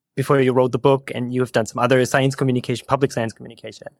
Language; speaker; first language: English; non-native, fluent; German